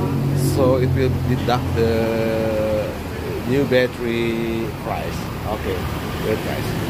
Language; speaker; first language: English; non-native, fluent; Indonesian